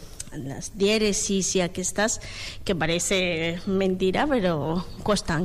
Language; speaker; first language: Catalan; non-native, learner; Spanish